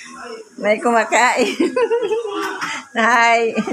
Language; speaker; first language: Filipino; non-native, local second language; Cebuano